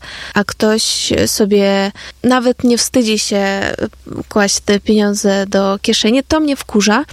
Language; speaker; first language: Polish; non-native, fluent; Ukrainian